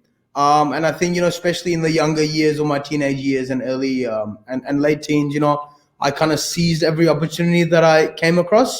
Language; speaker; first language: English; early bilingual, other home language; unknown